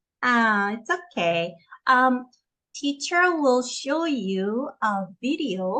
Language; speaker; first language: English; non-native, fluent; Korean